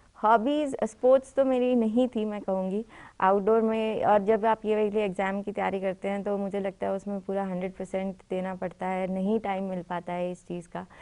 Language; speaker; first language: Hindi; native; Hindi